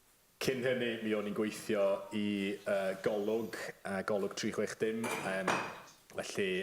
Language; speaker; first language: Welsh; native; Welsh